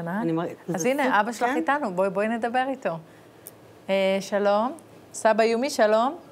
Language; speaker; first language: Hebrew; native; Hebrew